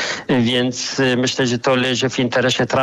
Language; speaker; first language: Polish; non-native, fluent; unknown